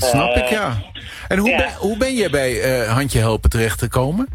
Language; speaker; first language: Dutch; native; Dutch